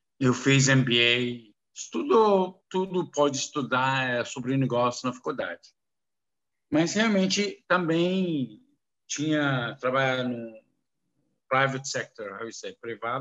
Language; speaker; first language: Portuguese; non-native, learner; Arabic